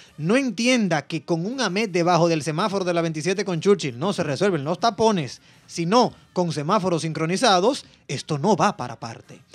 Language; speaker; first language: Spanish; native; Spanish